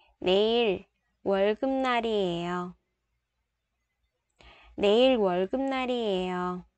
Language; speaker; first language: Korean; non-native, fluent; Vietnamese